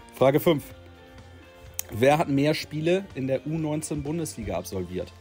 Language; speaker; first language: German; native; German